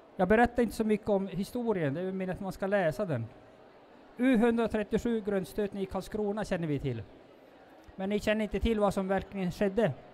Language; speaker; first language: Swedish; non-native, local second language; Northern Sami